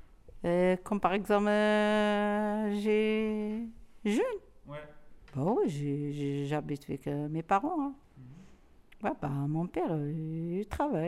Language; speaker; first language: French; non-native, learner; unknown